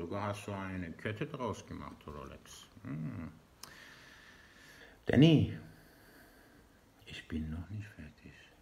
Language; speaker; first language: German; non-native, learner; Persian